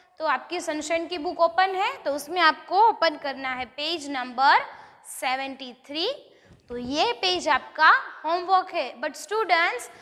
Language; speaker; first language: Hindi; non-native, local second language; Gujarati